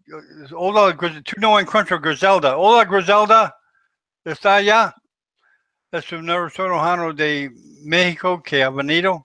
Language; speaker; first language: Spanish; non-native, learner; English